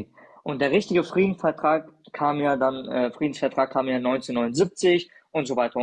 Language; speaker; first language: German; early bilingual, other home language; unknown